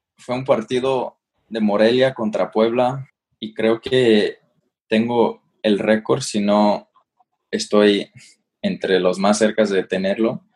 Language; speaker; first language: Spanish; early bilingual, heritage; Spanish